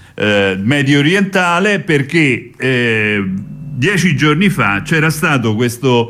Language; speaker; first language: Italian; native; Italian